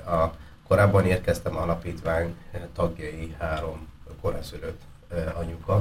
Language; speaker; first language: Hungarian; non-native, fluent; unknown